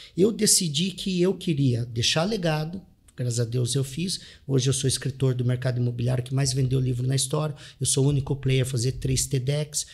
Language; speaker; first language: Portuguese; native; Portuguese